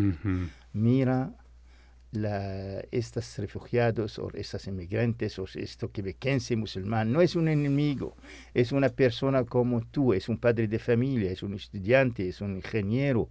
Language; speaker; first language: Spanish; non-native, fluent; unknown